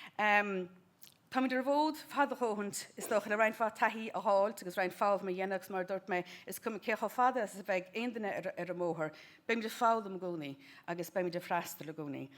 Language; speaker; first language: Irish; native; Irish